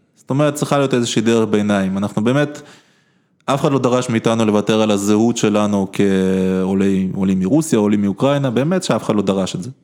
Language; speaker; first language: Hebrew; early bilingual, other home language; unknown